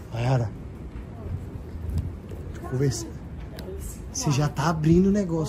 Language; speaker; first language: Portuguese; native; Portuguese